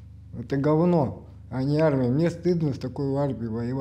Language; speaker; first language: Russian; native; Russian